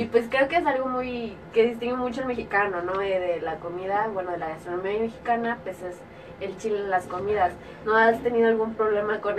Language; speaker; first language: Spanish; native; Spanish